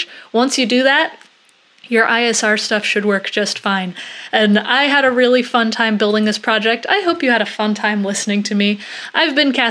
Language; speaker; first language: English; native; English